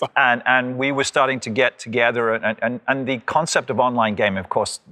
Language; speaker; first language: English; native; English